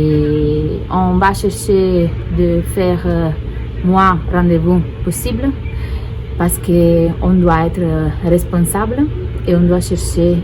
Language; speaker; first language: French; non-native, fluent; Italian